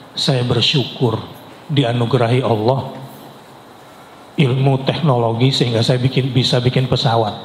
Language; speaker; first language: Indonesian; native; Indonesian